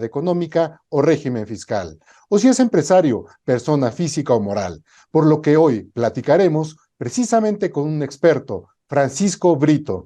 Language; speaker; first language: Spanish; native; Spanish